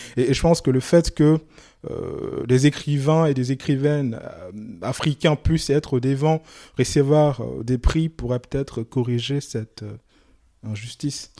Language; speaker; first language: French; non-native, local second language; Soninke